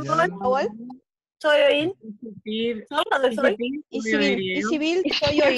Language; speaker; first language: Korean; non-native, learner; Spanish